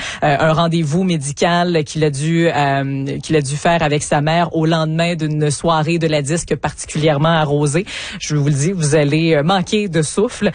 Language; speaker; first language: French; native; French